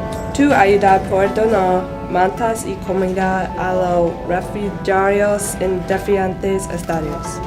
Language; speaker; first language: Spanish; non-native, learner; English